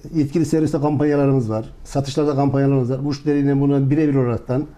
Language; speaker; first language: Turkish; native; Turkish